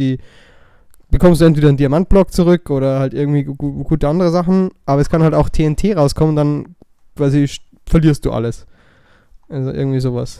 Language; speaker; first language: German; native; German